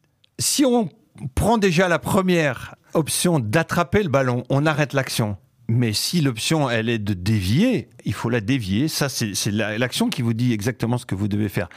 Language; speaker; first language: French; native; French